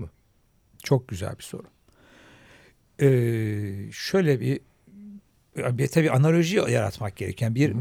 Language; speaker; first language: Turkish; native; Turkish